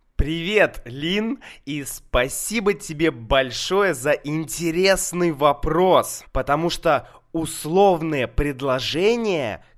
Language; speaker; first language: Russian; native; Russian